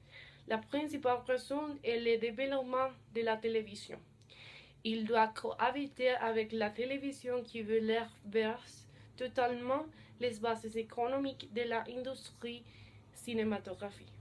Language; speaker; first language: French; non-native, learner; Spanish